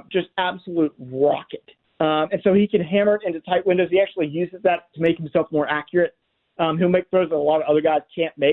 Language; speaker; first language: English; native; English